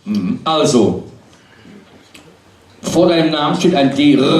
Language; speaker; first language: German; native; German